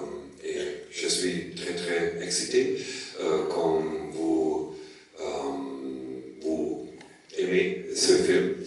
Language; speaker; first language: French; non-native, learner; German